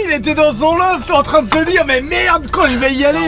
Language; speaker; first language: French; native; French